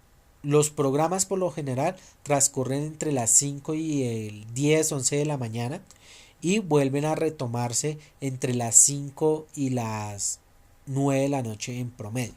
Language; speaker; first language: Spanish; native; Spanish